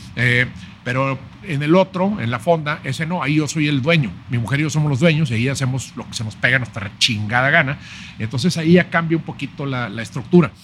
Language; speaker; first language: Spanish; native; Spanish